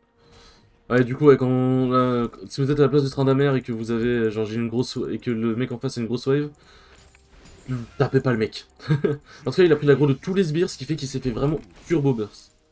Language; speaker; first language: French; native; French